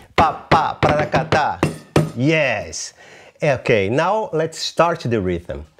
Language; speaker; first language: English; non-native, fluent; Portuguese